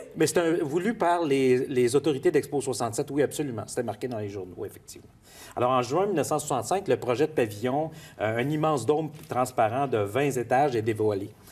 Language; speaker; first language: French; native; French